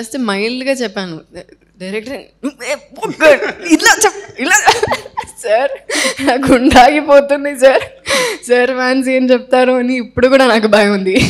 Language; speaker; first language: Telugu; non-native, fluent; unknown